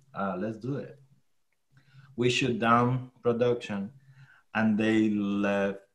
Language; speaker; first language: English; non-native, fluent; Spanish